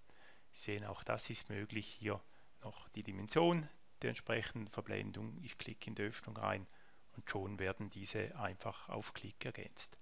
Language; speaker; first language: German; native; German